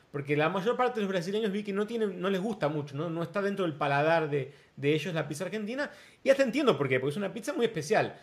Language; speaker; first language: Spanish; non-native, fluent; Portuguese